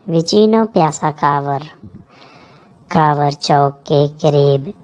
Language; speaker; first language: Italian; non-native, fluent; Urdu